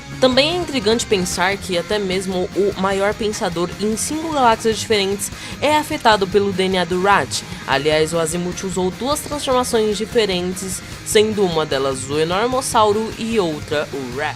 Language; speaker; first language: Portuguese; native; Portuguese